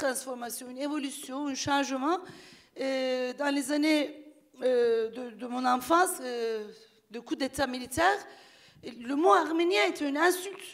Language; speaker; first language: French; non-native, fluent; Turkish